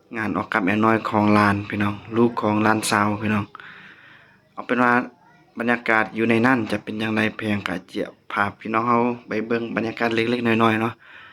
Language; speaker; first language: Lao; non-native, local second language; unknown